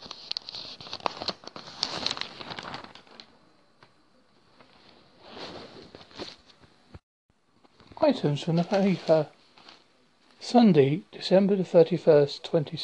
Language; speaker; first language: English; native; English